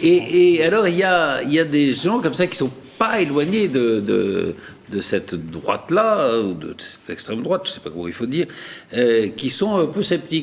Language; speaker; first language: French; native; French